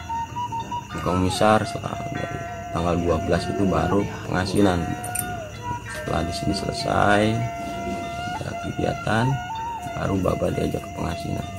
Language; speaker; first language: Indonesian; native; Indonesian